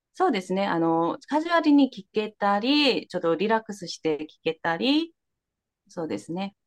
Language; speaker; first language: Japanese; non-native, fluent; Korean